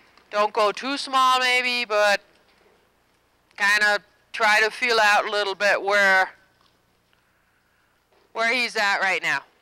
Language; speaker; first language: English; non-native, fluent; German